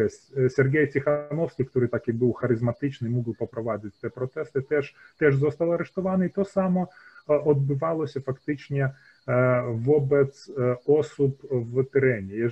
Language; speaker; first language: Polish; early bilingual, heritage; Polish